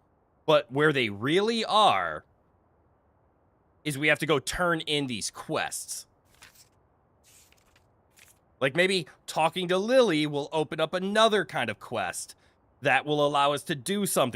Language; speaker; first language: English; native; English